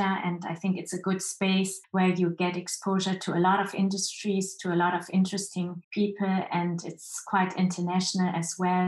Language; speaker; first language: English; non-native, fluent; Chinese